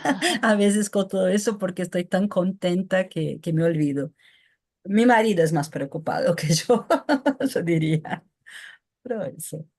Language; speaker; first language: Spanish; non-native, fluent; Portuguese